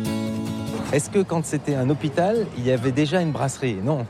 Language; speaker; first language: French; native; French